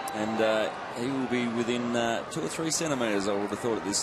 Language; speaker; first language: English; native; English